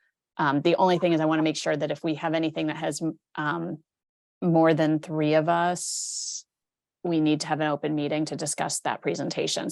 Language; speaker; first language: English; native; English